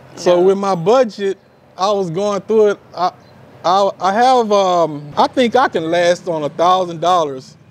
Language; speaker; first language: English; native; English